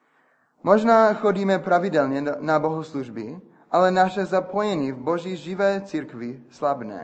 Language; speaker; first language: Czech; non-native, fluent; English